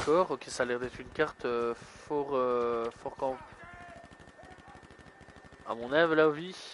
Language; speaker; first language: French; native; French